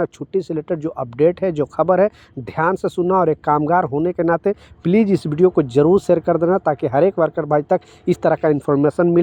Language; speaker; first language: Hindi; native; Hindi